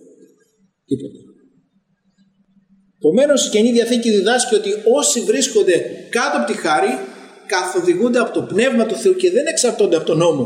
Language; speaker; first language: Greek; native; Greek